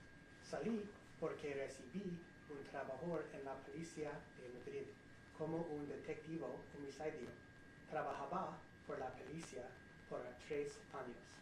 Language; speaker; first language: Spanish; non-native, learner; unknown